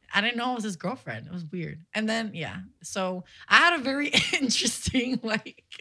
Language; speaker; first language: English; early bilingual, other home language; Spanish